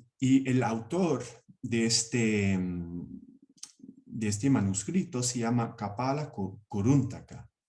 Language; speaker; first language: Spanish; non-native, fluent; English